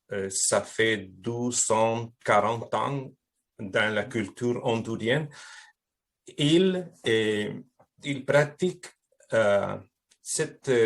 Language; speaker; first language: French; non-native, fluent; Spanish